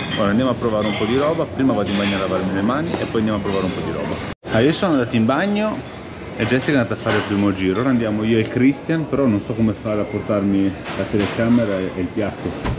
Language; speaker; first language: Italian; non-native, fluent; Spanish